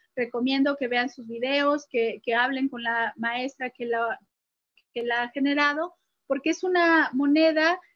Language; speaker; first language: Spanish; native; Spanish